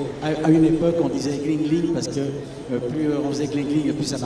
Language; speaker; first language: French; native; French